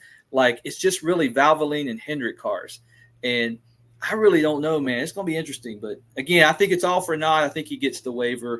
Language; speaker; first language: English; native; English